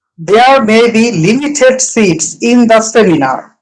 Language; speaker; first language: English; non-native, local second language; Bangla